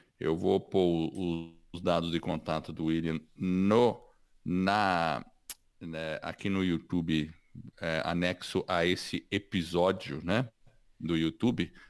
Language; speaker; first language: Portuguese; early bilingual, other home language; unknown